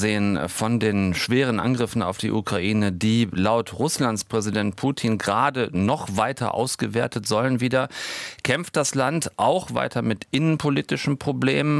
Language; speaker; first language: German; native; German